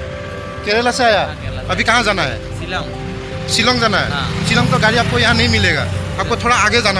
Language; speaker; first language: Hindi; non-native, local second language; Assamese